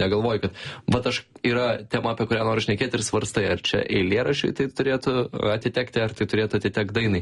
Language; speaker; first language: Lithuanian; native; Lithuanian